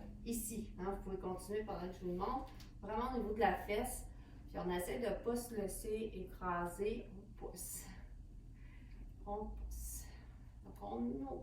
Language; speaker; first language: French; native; French